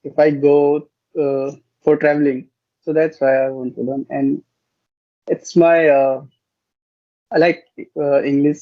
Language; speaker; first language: English; non-native, learner; Hindi